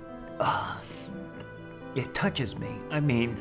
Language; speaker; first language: English; native; English